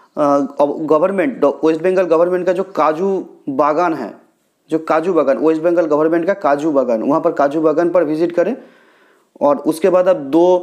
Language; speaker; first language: Hindi; non-native, local second language; Bangla